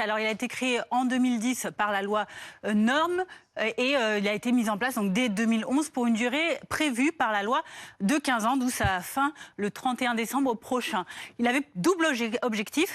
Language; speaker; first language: French; native; French